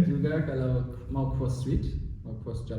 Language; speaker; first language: Indonesian; non-native, fluent; German